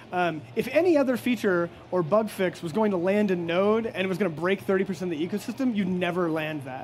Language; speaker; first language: English; native; English